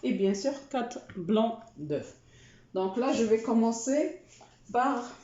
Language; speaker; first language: French; non-native, local second language; Arabic